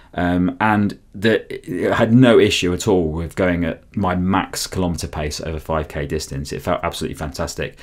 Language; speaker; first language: English; native; English